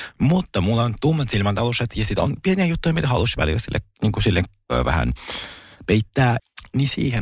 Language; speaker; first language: Finnish; early bilingual, other home language; Russian